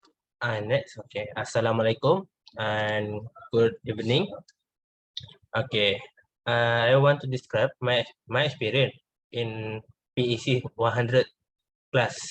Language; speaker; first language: English; non-native, learner; Malay